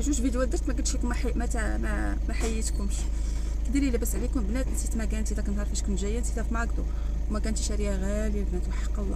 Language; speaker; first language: Arabic; native; Arabic